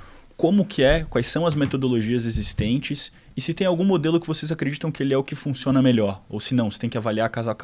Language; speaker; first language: Portuguese; native; Portuguese